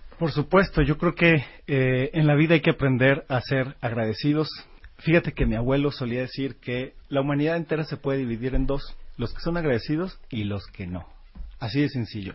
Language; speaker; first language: Spanish; native; Spanish